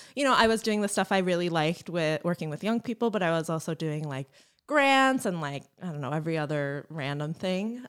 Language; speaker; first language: English; native; English